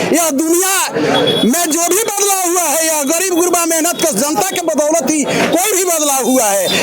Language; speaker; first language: Hindi; native; Hindi